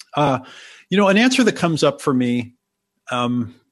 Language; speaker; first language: English; native; English